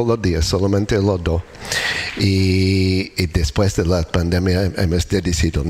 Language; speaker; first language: Spanish; non-native, learner; English